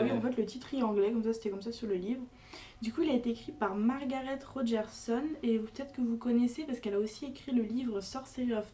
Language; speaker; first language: French; native; French